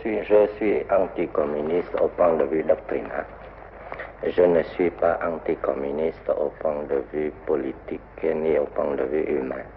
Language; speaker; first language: French; non-native, local second language; Vietnamese